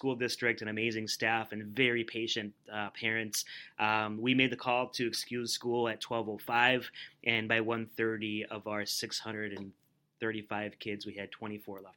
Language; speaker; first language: English; native; English